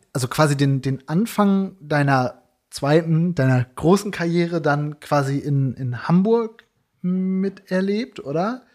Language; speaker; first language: German; native; German